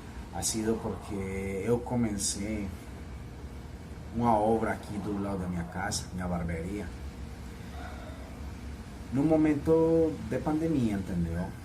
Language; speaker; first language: Portuguese; non-native, fluent; Spanish